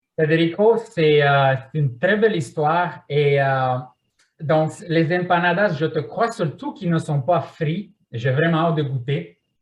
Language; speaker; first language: French; non-native, fluent; Romanian